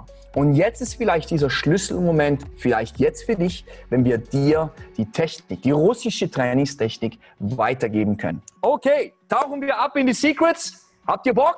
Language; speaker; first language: German; native; German